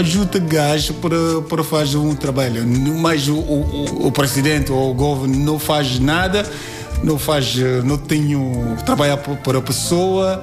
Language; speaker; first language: Portuguese; non-native, learner; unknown